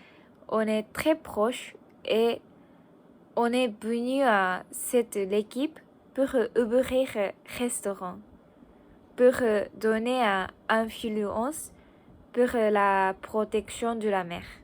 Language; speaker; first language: French; non-native, learner; Japanese